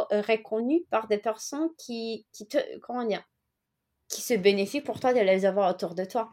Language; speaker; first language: French; non-native, fluent; Romanian